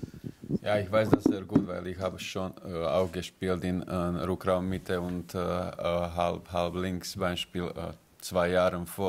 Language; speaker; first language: German; non-native, learner; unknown